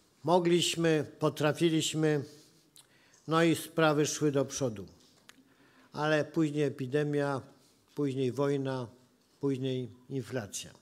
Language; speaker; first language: Polish; native; Polish